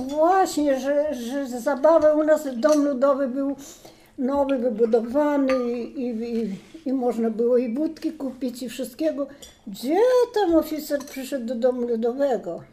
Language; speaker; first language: Polish; native; Polish